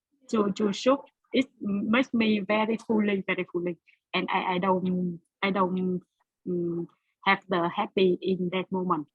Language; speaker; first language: English; non-native, learner; Vietnamese